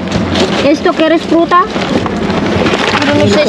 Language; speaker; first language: Spanish; non-native, learner; Filipino